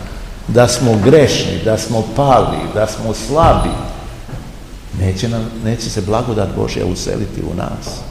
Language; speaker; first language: Serbian; native; Serbian